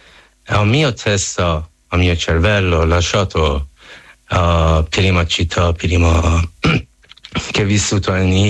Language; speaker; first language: Italian; non-native, learner; Persian